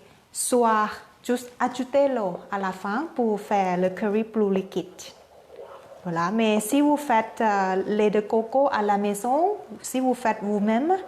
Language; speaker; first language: French; non-native, learner; Thai